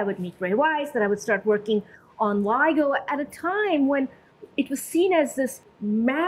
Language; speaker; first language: English; non-native, local second language; Urdu